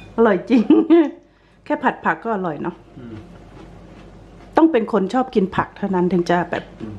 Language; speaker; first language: Thai; native; Thai